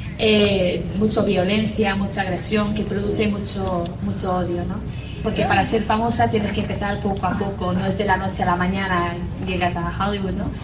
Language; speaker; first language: Spanish; non-native, fluent; English